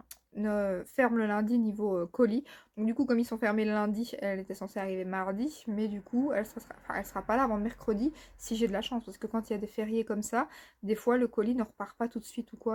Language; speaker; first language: French; native; French